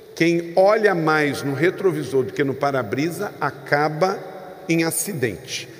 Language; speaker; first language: Portuguese; native; Portuguese